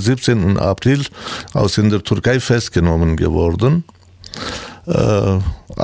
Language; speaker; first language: German; non-native, learner; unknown